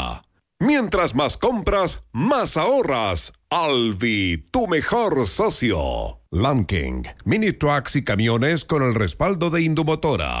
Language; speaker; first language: Spanish; native; Spanish